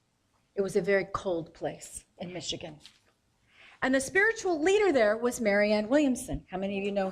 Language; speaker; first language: English; native; English